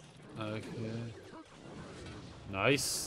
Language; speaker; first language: English; non-native, learner; French